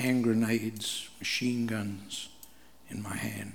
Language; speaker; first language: English; native; English